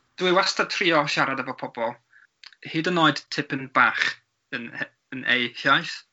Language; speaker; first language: Welsh; non-native, learner; English